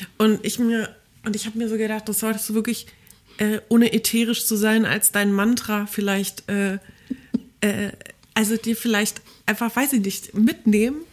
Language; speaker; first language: German; early bilingual, other home language; Polish